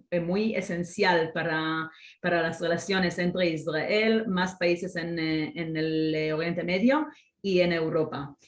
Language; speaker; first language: Spanish; non-native, fluent; Hebrew